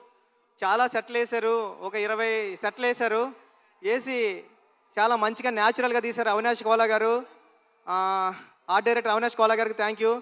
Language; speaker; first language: Telugu; native; Telugu